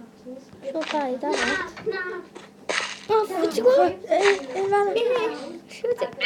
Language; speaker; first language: Welsh; non-native, local second language; English